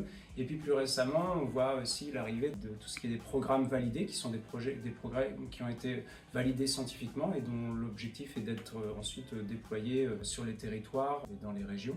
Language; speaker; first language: French; native; French